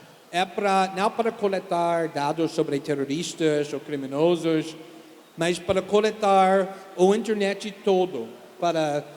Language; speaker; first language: Portuguese; non-native, fluent; English